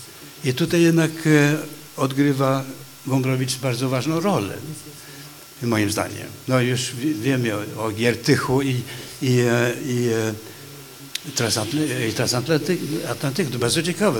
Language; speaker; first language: Polish; non-native, fluent; Swedish